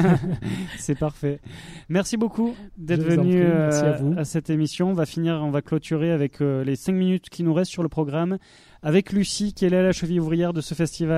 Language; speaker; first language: French; native; French